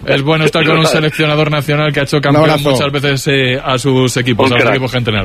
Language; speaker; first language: Spanish; native; Spanish